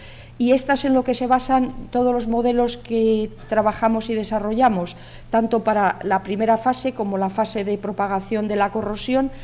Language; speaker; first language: Spanish; native; Spanish